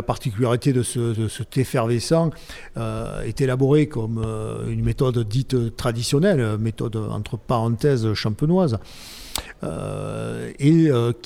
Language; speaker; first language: French; native; French